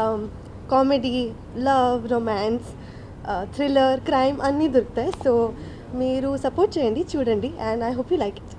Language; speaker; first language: Telugu; non-native, learner; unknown